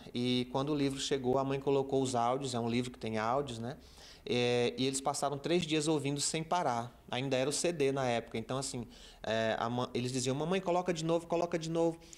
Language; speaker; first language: Portuguese; native; Portuguese